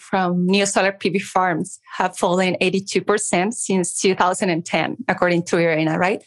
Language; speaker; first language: English; non-native, fluent; Spanish